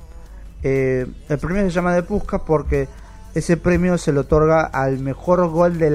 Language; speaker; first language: Spanish; native; Spanish